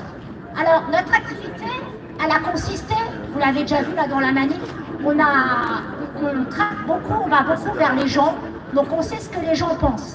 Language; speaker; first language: French; native; French